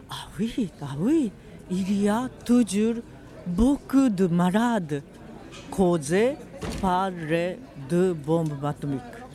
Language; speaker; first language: French; non-native, fluent; Japanese